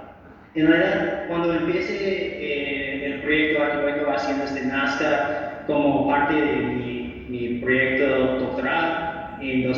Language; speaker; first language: Spanish; non-native, fluent; English